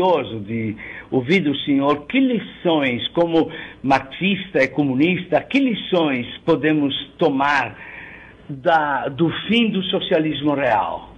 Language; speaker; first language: Portuguese; non-native, fluent; Italian